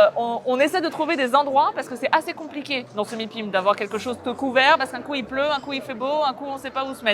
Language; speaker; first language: French; native; French